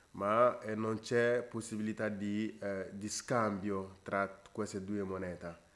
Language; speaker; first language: Italian; non-native, fluent; Bambara